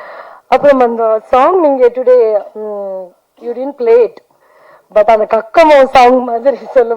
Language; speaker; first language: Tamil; non-native, learner; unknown